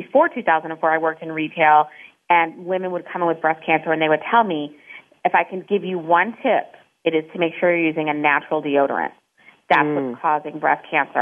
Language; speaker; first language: English; native; English